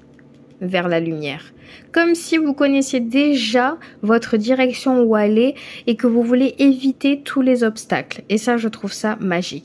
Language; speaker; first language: French; native; French